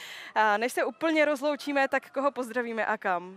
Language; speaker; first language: Czech; native; Czech